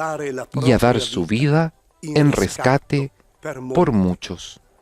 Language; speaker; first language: Spanish; native; Spanish